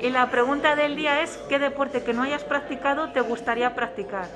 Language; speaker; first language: Spanish; native; Spanish